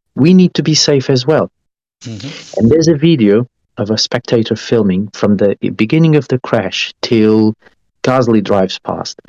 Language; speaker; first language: English; non-native, fluent; Portuguese